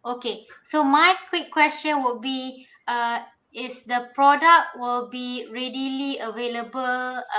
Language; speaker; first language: English; non-native, local second language; Malay